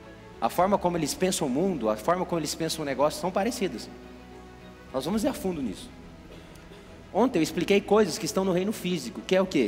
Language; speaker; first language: Portuguese; native; Portuguese